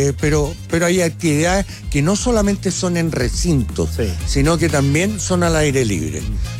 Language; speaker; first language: Spanish; native; Spanish